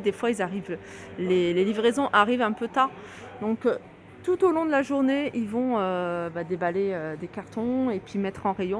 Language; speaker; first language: French; native; French